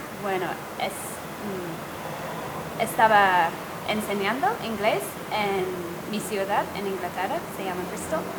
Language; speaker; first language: Spanish; non-native, fluent; English